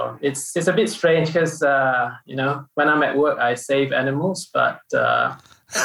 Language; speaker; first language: English; non-native, local second language; Min Nan Chinese